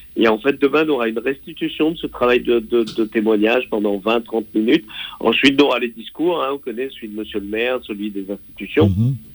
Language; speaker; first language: French; non-native, local second language; Réunion Creole French